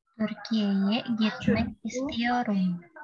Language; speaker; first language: Turkish; non-native, learner; Indonesian